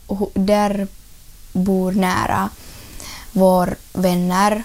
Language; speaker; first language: Swedish; non-native, learner; Russian